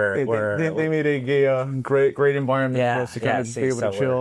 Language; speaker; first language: English; native; English